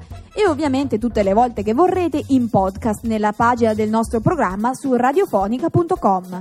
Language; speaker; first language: Italian; native; Italian